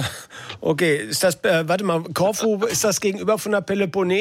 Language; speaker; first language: German; native; German